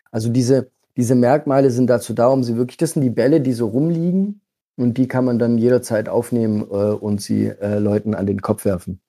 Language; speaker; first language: German; early bilingual, other home language; Italian